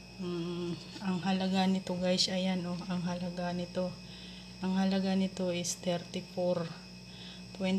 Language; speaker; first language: Filipino; non-native, local second language; Cebuano